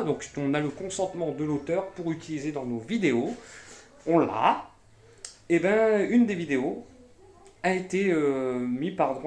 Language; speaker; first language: French; native; French